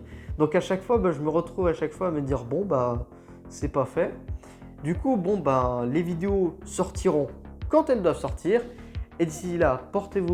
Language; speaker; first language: French; native; French